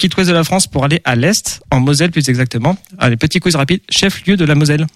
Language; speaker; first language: French; native; French